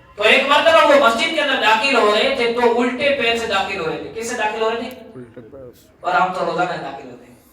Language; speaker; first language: Urdu; native; Urdu